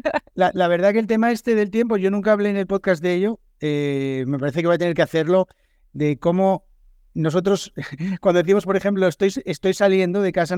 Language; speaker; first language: Spanish; native; Spanish